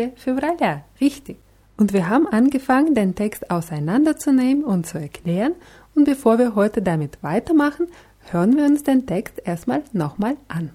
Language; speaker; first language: German; non-native, fluent; Russian